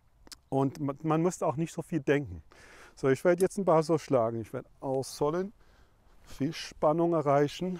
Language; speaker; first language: German; non-native, fluent; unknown